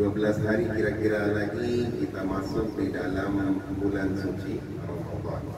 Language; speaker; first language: Indonesian; non-native, fluent; Urdu